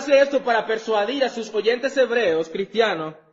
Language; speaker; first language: Spanish; native; Spanish